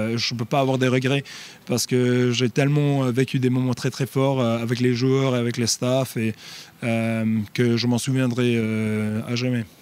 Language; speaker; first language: French; non-native, fluent; English